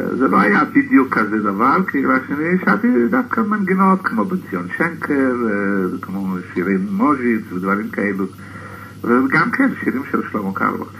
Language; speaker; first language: Hebrew; early bilingual, other home language; English